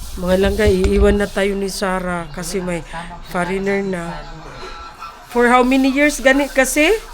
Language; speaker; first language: Filipino; non-native, local second language; Cebuano